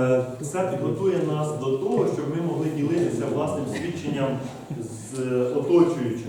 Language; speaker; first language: Ukrainian; native; Ukrainian